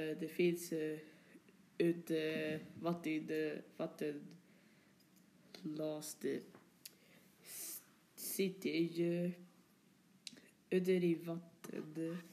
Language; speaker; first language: Swedish; non-native, learner; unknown